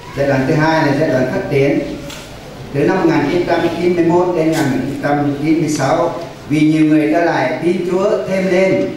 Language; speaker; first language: Vietnamese; non-native, local second language; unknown